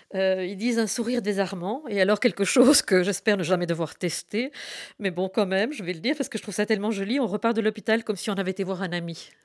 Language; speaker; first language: French; native; French